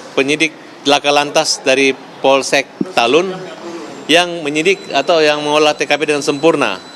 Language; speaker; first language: Indonesian; native; Indonesian